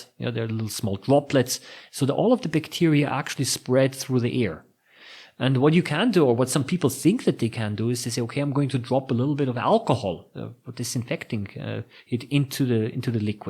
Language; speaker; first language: English; non-native, fluent; German